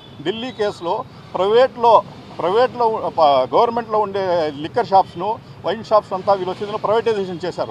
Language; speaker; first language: Telugu; native; Telugu